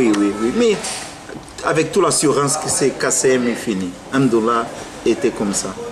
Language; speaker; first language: French; non-native, fluent; Portuguese